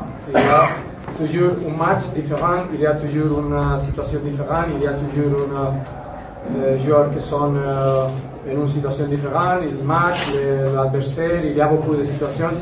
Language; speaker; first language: French; non-native, learner; Spanish